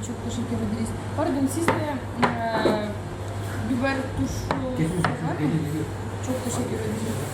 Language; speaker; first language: Turkish; non-native, learner; Russian